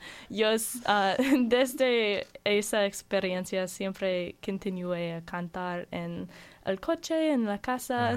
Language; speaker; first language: Spanish; non-native, learner; English